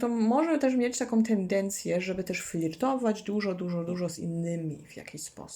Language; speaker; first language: Polish; non-native, learner; German